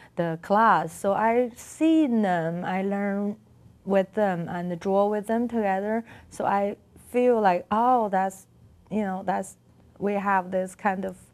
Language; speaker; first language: English; non-native, learner; Chinese